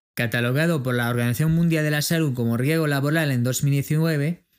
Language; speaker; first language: Spanish; non-native, fluent; French